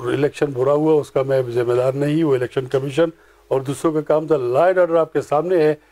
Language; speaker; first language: Urdu; non-native, local second language; Pashto